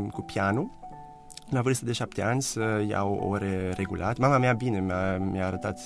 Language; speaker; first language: Romanian; early bilingual, heritage; Romanian